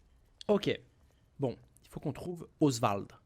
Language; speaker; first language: French; native; French